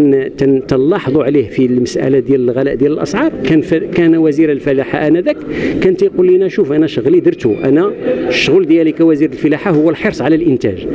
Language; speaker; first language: Arabic; native; Arabic